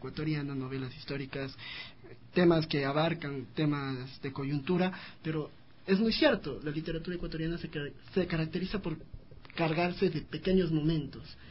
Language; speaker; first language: Spanish; native; Spanish